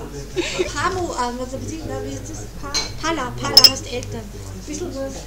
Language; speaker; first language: German; native; German